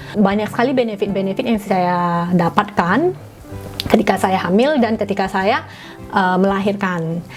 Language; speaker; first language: Indonesian; native; Indonesian